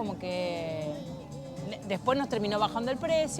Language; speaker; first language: Spanish; native; Spanish